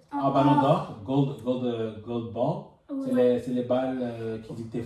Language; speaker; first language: French; native; French